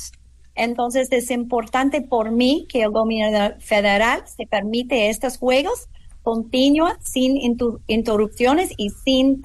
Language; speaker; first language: Spanish; non-native, fluent; English